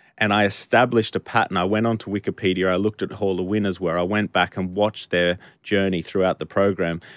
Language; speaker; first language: English; native; English